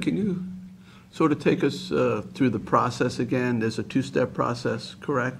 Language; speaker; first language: English; native; English